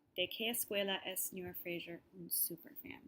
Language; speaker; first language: Spanish; non-native, fluent; English